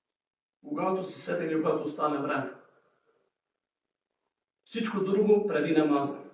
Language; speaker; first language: Bulgarian; native; Bulgarian